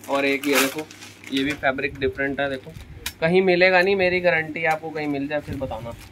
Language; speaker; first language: Hindi; native; Hindi